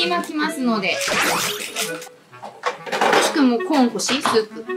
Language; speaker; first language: Japanese; native; Japanese